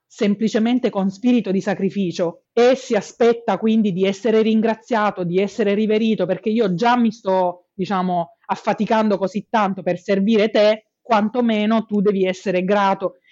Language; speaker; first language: Italian; native; Italian